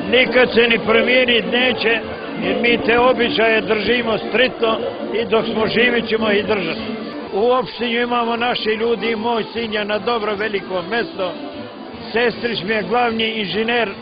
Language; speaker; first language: Bosnian; native; Bosnian